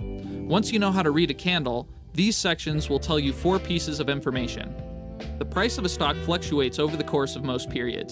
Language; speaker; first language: English; native; English